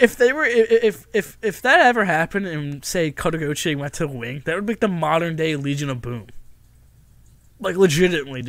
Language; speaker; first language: English; native; English